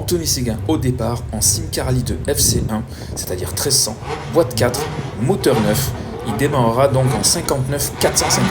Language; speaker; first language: French; native; French